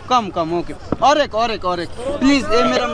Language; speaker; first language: Hindi; non-native, learner; Bangla